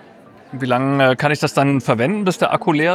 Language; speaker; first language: German; native; German